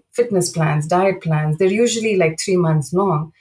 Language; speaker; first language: English; non-native, local second language; Telugu